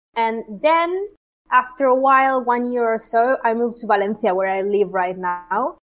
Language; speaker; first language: English; non-native, fluent; Italian